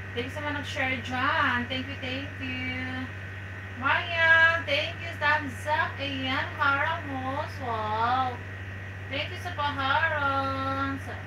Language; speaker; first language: Filipino; native; Filipino